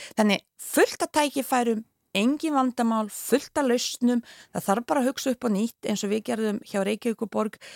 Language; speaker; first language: Icelandic; non-native, fluent; Bosnian